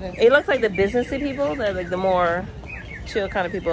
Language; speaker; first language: English; early bilingual, other home language; Spanish